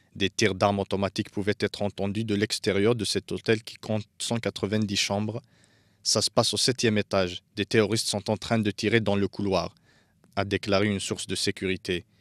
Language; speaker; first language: French; non-native, local second language; Arabic